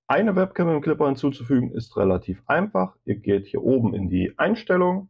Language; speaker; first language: German; native; German